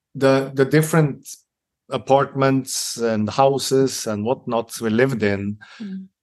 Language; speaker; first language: English; non-native, fluent; Swedish